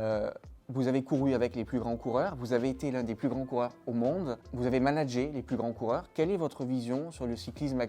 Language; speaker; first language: French; native; French